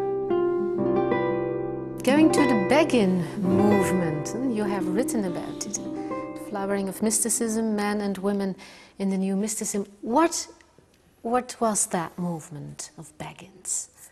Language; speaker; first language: English; non-native, fluent; Dutch